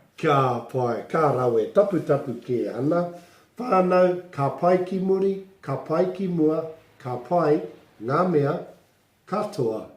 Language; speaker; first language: Māori; non-native, local second language; English